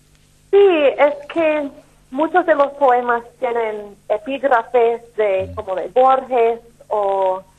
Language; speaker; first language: Spanish; non-native, fluent; English